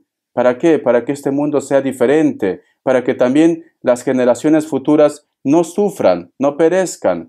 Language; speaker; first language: Spanish; native; Spanish